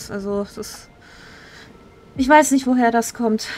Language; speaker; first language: German; native; German